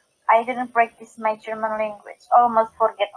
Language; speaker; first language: English; non-native, learner; Indonesian